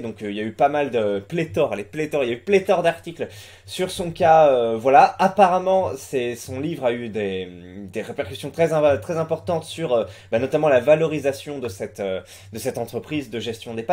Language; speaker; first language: French; native; French